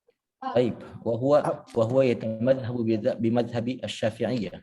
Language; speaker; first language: Arabic; non-native, fluent; Indonesian